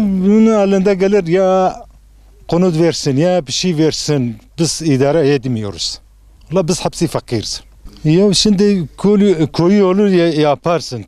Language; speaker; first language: Turkish; non-native, local second language; Kurdish